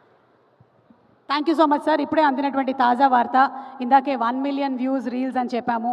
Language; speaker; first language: Telugu; native; Telugu